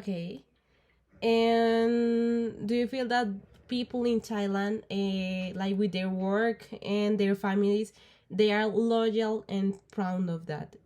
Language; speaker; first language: English; non-native, learner; Spanish